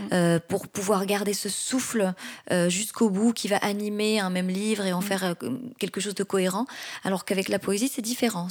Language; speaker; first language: French; non-native, local second language; Arabic